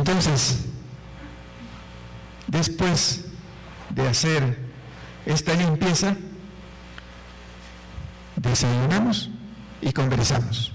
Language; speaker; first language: Spanish; non-native, local second language; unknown